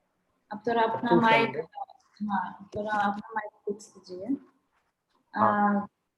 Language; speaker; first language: Hindi; non-native, fluent; Russian